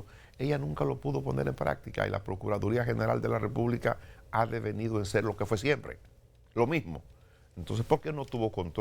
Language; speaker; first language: Spanish; native; Spanish